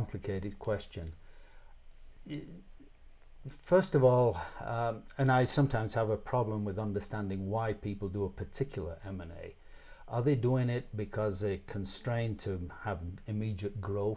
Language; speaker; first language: English; native; English